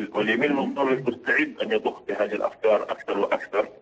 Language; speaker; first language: Arabic; native; Arabic